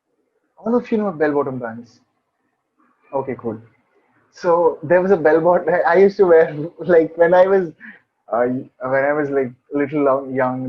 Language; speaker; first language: English; non-native, local second language; Hindi